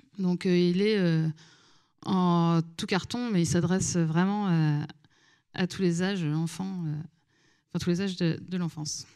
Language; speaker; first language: French; native; French